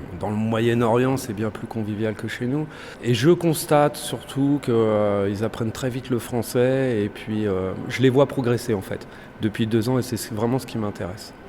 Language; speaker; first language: French; native; French